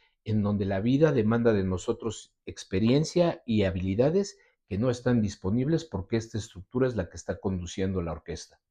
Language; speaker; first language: Spanish; native; Spanish